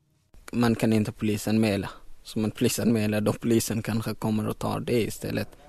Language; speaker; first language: Swedish; non-native, learner; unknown